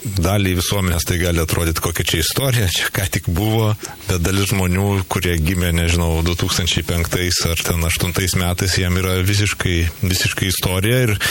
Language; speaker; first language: Lithuanian; native; Lithuanian